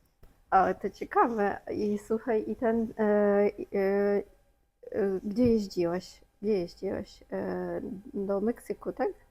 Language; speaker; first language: Polish; non-native, fluent; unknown